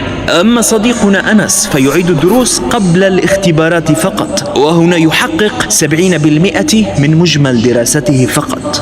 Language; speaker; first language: Arabic; native; Arabic